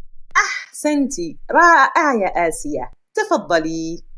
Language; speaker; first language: Arabic; non-native, fluent; French